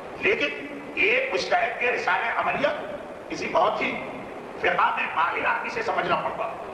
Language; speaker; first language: Urdu; native; Urdu